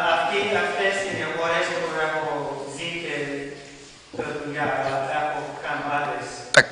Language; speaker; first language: Greek; non-native, learner; English